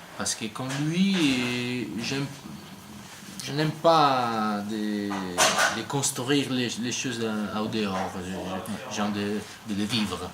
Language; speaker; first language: French; non-native, learner; Italian